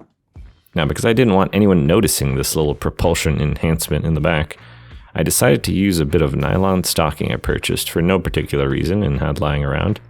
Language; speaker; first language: English; native; English